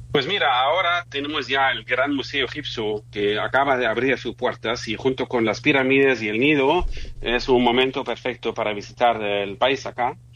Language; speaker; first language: Spanish; non-native, fluent; German